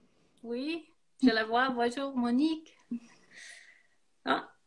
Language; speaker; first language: French; non-native, fluent; English